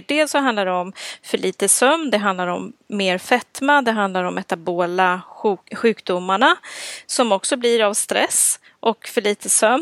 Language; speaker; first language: Swedish; native; Swedish